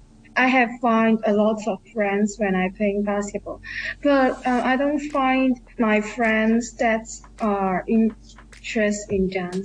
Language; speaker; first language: English; non-native, local second language; Cantonese